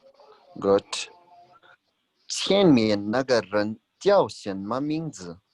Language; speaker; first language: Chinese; non-native, fluent; Urdu